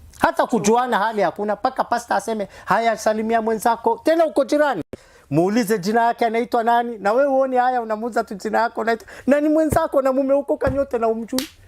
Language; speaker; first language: Swahili; non-native, fluent; Somali